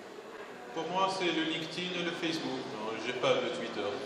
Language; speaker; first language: French; non-native, local second language; Arabic